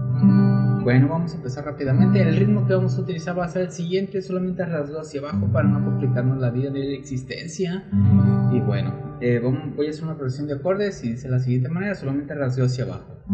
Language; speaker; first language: Spanish; native; Spanish